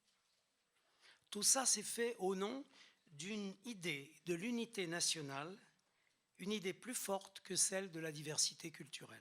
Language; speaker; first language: French; native; French